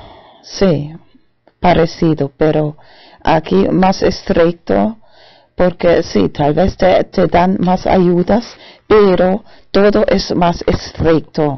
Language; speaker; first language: Spanish; non-native, fluent; German